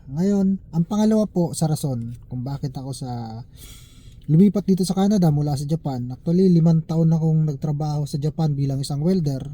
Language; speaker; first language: Filipino; native; Filipino